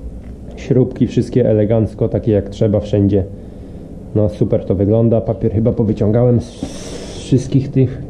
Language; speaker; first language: Polish; native; Polish